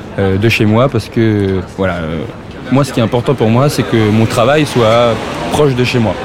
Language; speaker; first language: French; native; French